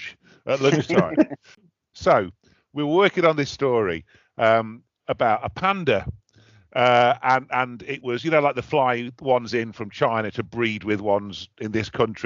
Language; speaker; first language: English; native; English